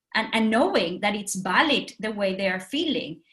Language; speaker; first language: English; non-native, fluent; Spanish